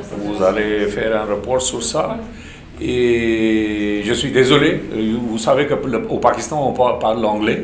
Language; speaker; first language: French; non-native, fluent; Urdu